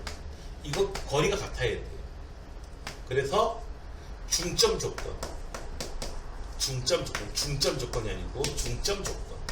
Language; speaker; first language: Korean; native; Korean